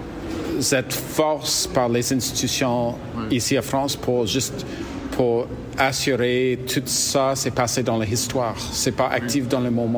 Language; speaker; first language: French; non-native, learner; English